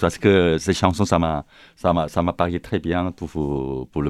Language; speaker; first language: French; non-native, learner; Korean